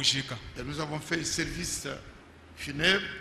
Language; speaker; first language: French; non-native, local second language; Luba-Lulua